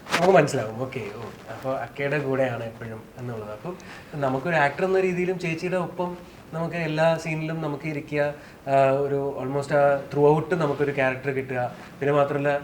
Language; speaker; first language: Malayalam; native; Malayalam